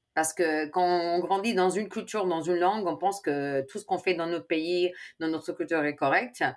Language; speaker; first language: French; non-native, fluent; English